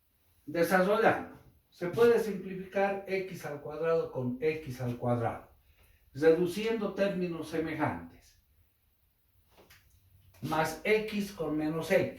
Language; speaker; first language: Spanish; native; Spanish